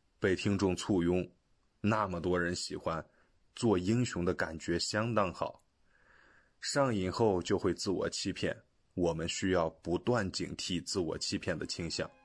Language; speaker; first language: Chinese; non-native, fluent; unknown